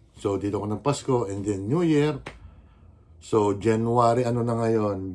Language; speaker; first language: Filipino; native; Filipino